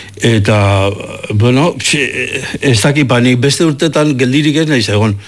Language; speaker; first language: Basque; native; Basque